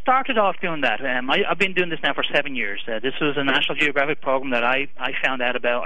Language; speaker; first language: English; native; English